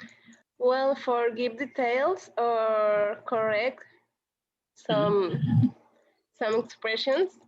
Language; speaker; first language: English; non-native, learner; Spanish